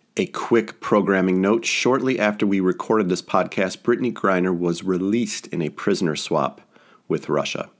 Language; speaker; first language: English; native; English